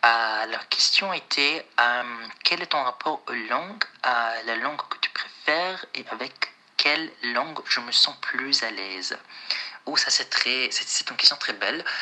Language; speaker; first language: French; non-native, fluent; Arabic